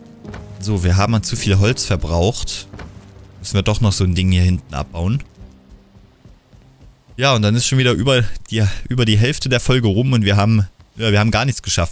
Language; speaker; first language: German; native; German